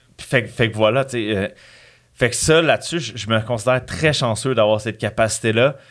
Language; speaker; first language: French; native; French